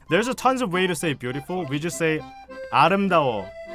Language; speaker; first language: English; non-native, fluent; Korean